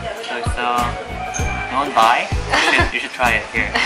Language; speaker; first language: English; non-native, fluent; Korean